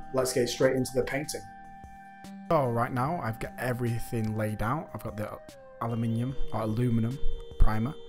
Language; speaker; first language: English; native; English